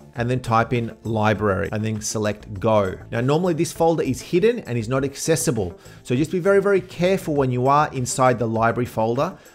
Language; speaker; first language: English; native; English